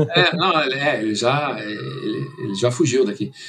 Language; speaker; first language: Portuguese; early bilingual, other home language; German